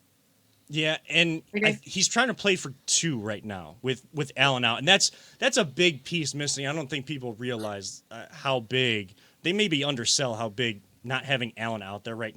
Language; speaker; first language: English; native; English